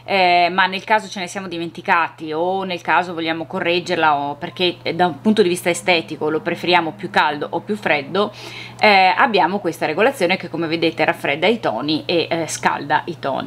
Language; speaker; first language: Italian; native; Italian